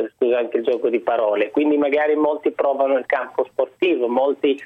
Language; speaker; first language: Italian; early bilingual, other home language; Arabic